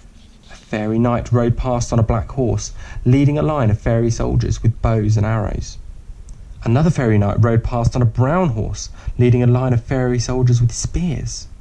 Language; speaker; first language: English; native; English